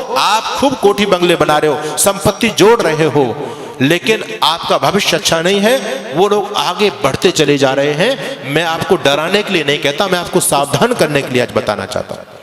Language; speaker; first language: Hindi; native; Hindi